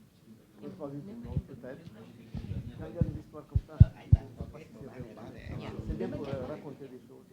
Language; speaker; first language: French; non-native, fluent; Italian